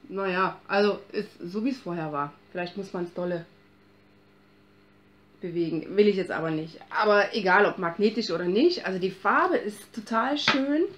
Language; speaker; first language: German; native; German